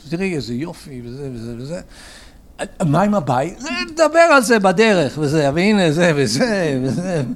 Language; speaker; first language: Hebrew; early bilingual, other home language; English